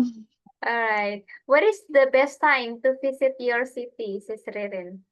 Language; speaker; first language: English; non-native, fluent; Indonesian